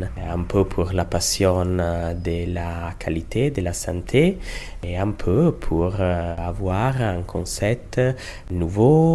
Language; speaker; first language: French; non-native, learner; Italian